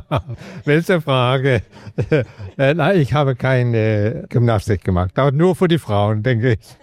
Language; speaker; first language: German; non-native, learner; Danish